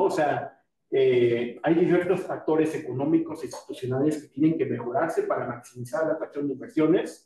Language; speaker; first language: Spanish; native; Spanish